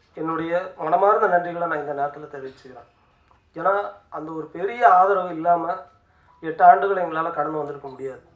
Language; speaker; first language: Tamil; native; Tamil